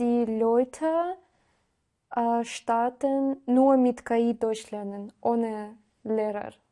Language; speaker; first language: German; non-native, learner; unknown